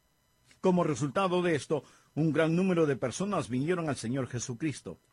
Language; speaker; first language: Spanish; native; Spanish